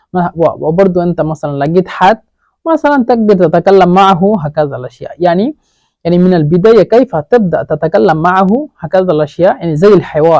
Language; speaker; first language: Arabic; non-native, fluent; Bangla